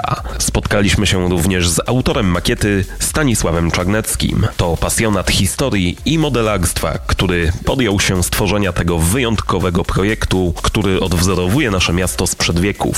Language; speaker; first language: Polish; native; Polish